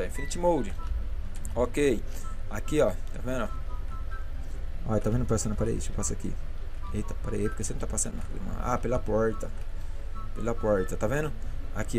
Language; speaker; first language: Portuguese; native; Portuguese